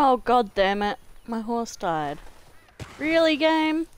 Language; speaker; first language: English; native; English